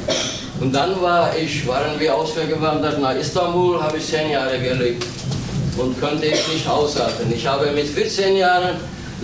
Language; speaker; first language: German; non-native, fluent; Turkish